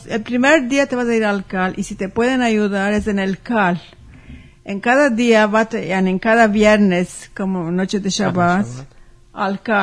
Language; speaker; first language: Spanish; early bilingual, heritage; Ladino